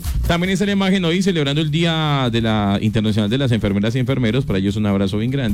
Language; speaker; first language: Spanish; native; Spanish